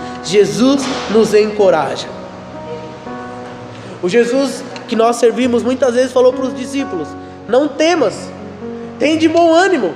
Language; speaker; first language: Portuguese; native; Portuguese